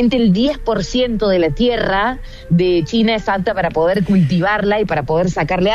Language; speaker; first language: Spanish; native; Spanish